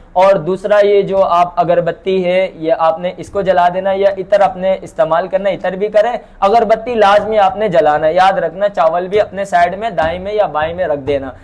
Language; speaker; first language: Urdu; non-native, local second language; Bangla